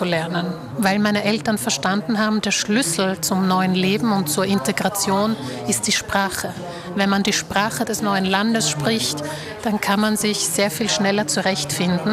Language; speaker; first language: German; early bilingual, other home language; Slovak